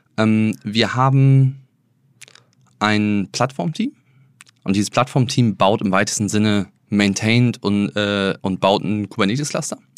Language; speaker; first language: German; native; German